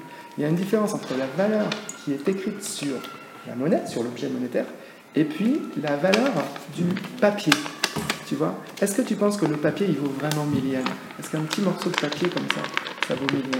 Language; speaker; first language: French; native; French